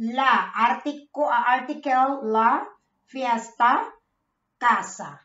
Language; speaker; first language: Spanish; non-native, fluent; Filipino